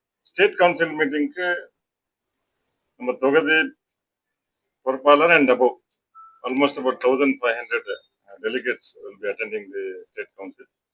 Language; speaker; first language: English; non-native, local second language; Tamil